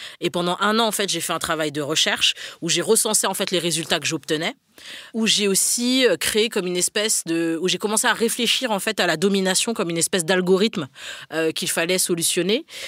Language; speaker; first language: French; native; French